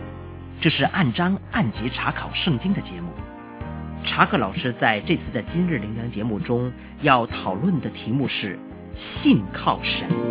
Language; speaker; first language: Chinese; native; Chinese